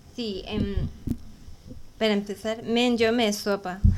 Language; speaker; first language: Catalan; non-native, learner; Spanish